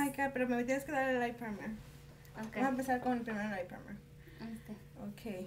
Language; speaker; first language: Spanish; early bilingual, heritage; Spanish